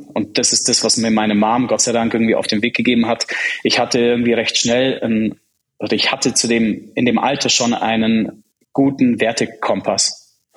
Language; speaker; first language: German; early bilingual, other home language; Czech